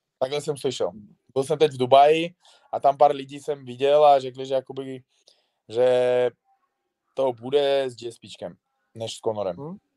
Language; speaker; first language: Czech; non-native, fluent; Uzbek